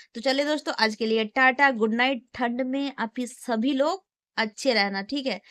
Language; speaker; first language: Hindi; non-native, local second language; Bangla